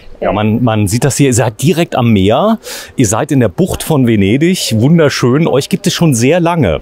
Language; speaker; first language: German; native; German